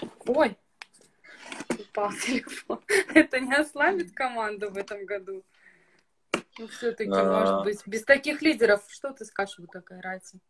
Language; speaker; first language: Russian; native; Russian